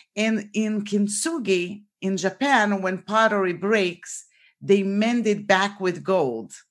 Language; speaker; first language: English; non-native, fluent; Portuguese